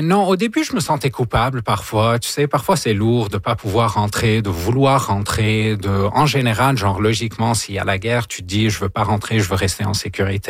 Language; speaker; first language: French; non-native, local second language; Arabic